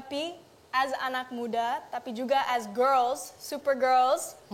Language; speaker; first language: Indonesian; non-native, local second language; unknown